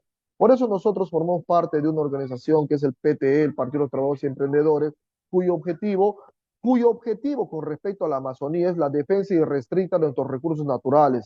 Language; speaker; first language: Spanish; native; Spanish